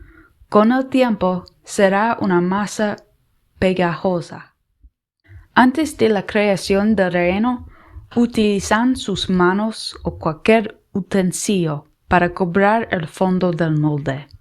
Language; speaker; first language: Spanish; non-native, learner; English